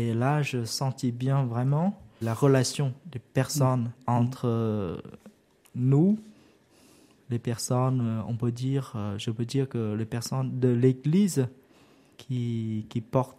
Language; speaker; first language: French; non-native, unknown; Vietnamese